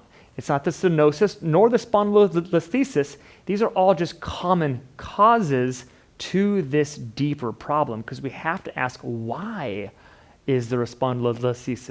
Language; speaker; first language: English; native; English